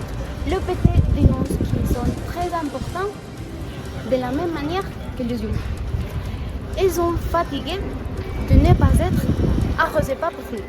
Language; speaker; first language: French; non-native, learner; Spanish